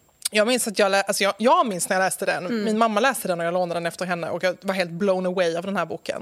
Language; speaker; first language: Swedish; native; Swedish